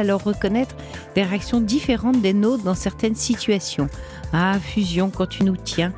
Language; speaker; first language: French; native; French